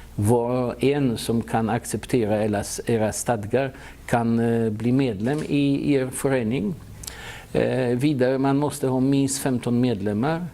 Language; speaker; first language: Swedish; non-native, fluent; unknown